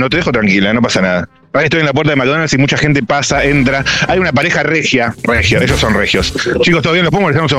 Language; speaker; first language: Spanish; native; Spanish